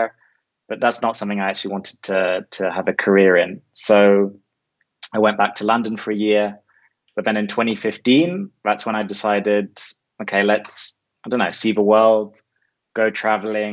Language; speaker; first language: English; native; English